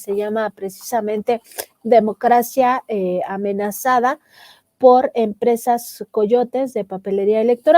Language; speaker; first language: Spanish; native; Spanish